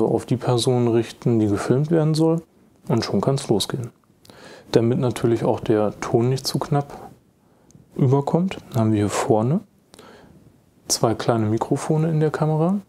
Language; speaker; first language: German; native; German